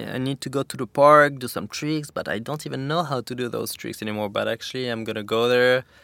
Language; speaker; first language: English; non-native, fluent; French